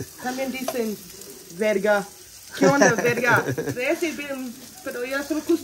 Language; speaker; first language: Spanish; non-native, learner; English